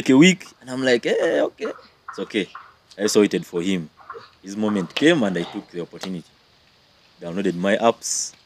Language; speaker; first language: English; non-native, local second language; Nyankole